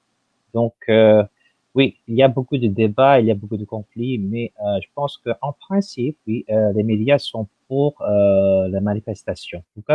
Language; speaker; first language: French; non-native, fluent; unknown